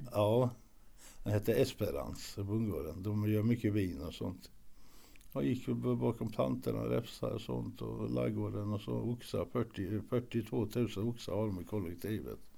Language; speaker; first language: Swedish; early bilingual, other home language; Norwegian